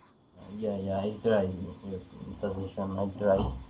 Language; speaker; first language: English; non-native, learner; Bangla